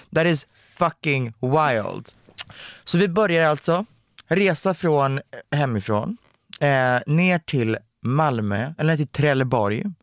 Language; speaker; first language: Swedish; native; Swedish